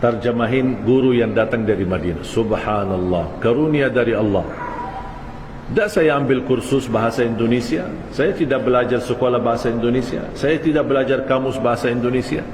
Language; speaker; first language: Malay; non-native, fluent; Arabic